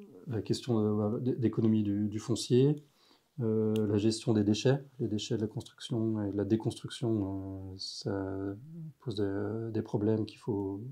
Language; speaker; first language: French; native; French